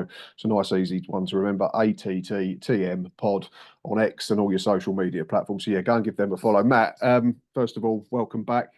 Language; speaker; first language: English; native; English